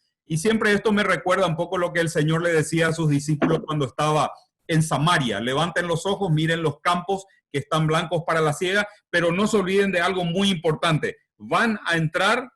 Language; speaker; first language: Spanish; native; Spanish